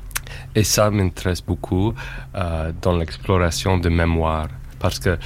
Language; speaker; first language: French; non-native, fluent; English